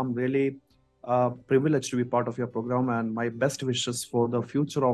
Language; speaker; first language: English; non-native, local second language; Malayalam